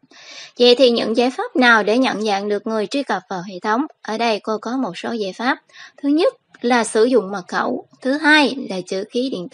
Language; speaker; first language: Vietnamese; native; Vietnamese